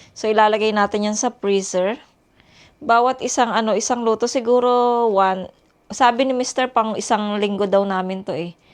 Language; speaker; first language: Filipino; native; Filipino